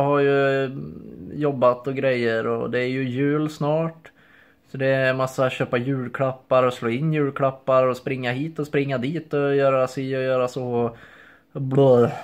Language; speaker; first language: Swedish; native; Swedish